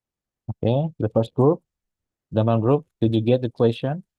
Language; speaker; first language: English; non-native, fluent; Indonesian